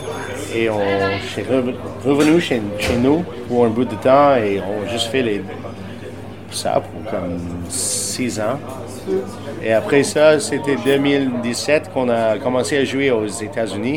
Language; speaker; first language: French; non-native, local second language; English